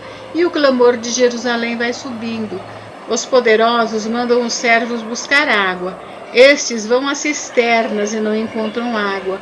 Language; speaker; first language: Portuguese; native; Portuguese